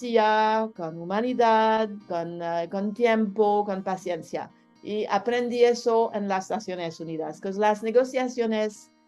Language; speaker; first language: Spanish; non-native, learner; French